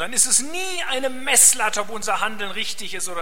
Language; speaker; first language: German; native; German